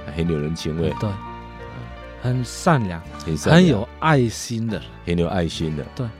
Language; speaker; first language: Chinese; non-native, fluent; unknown